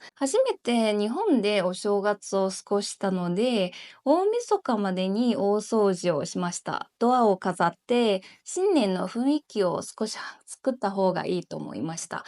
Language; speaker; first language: Japanese; non-native, learner; Chinese